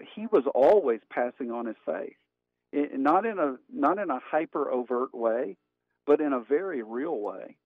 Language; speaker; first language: English; native; English